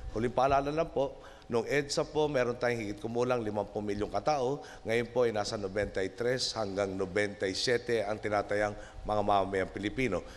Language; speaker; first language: Filipino; native; Filipino